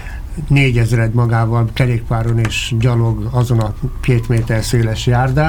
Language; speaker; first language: Hungarian; native; Hungarian